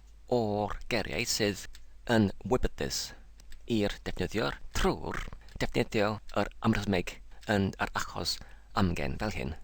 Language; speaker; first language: Welsh; non-native, fluent; English